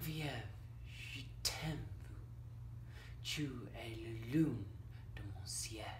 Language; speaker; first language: French; non-native, learner; English